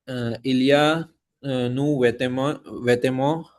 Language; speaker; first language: French; non-native, learner; Hindi